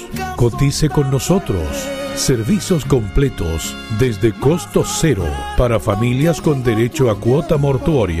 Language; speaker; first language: Spanish; native; Spanish